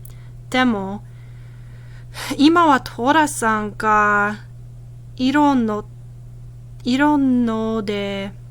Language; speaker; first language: Japanese; non-native, learner; English